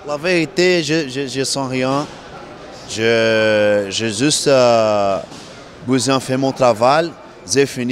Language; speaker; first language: French; non-native, learner; Portuguese